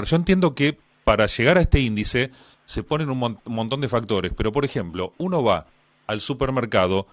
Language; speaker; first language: Spanish; native; Spanish